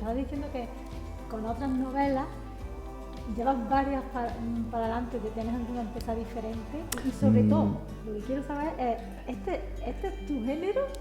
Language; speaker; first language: Spanish; native; Spanish